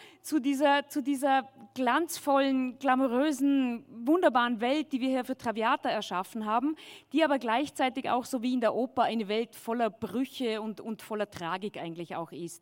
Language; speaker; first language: German; native; German